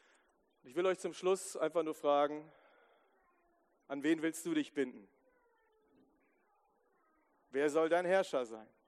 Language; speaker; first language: German; native; German